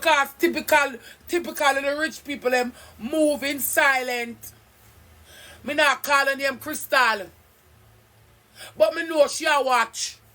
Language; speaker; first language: English; non-native, local second language; Jamaican Creole English